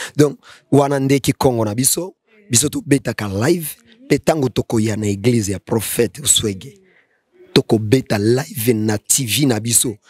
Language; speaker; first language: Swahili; non-native, local second language; Lingala